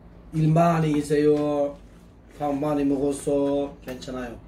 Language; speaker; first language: Korean; non-native, learner; Turkish